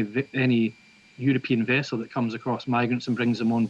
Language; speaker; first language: English; native; English